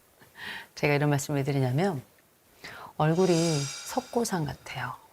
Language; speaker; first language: Korean; native; Korean